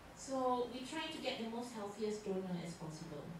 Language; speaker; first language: English; non-native, local second language; Malay